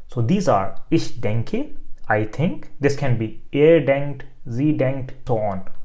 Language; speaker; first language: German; non-native, fluent; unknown